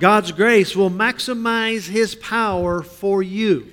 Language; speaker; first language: English; native; English